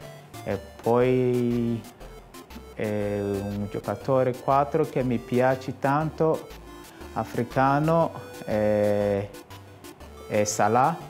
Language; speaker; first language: Italian; non-native, fluent; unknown